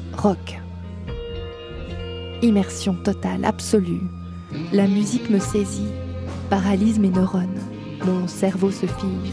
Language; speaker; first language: French; native; French